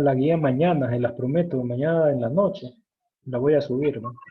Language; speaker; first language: Spanish; native; Spanish